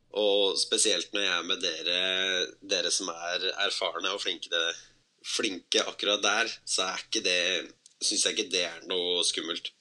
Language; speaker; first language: Norwegian; early bilingual, other home language; Spanish